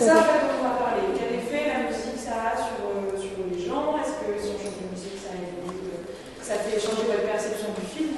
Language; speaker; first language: French; native; French